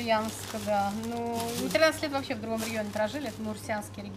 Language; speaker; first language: Russian; native; Russian